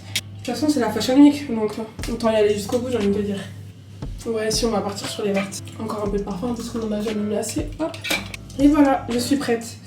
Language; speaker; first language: French; native; French